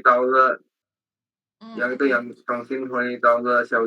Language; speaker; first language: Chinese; non-native, learner; Indonesian